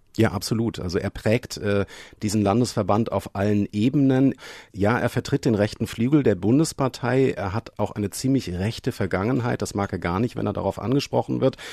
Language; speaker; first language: German; native; German